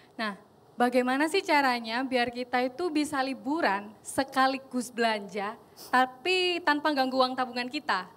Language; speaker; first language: Indonesian; native; Indonesian